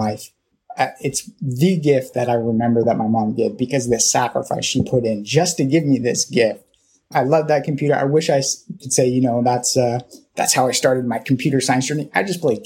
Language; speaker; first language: English; native; English